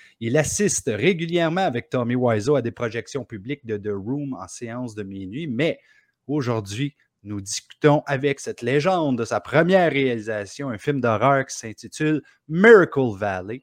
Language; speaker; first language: French; native; French